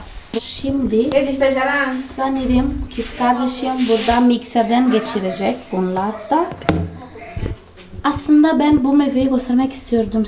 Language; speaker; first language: Turkish; non-native, fluent; Portuguese